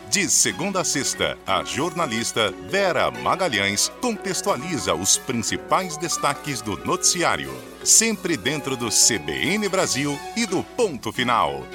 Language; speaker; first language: Portuguese; native; Portuguese